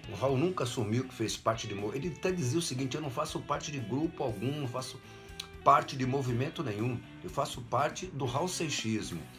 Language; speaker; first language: Portuguese; native; Portuguese